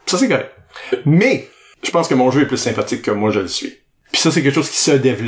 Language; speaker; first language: French; native; French